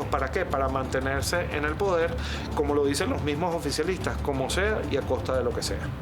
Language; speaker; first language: Spanish; native; Spanish